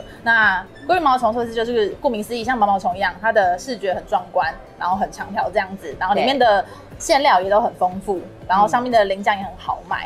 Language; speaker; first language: Chinese; native; Chinese